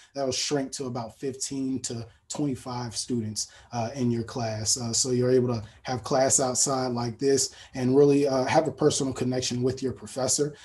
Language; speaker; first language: English; native; English